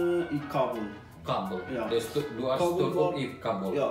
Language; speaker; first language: Norwegian; non-native, learner; Indonesian